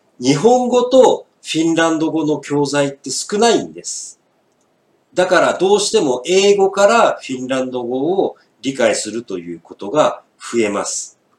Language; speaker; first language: Japanese; native; Japanese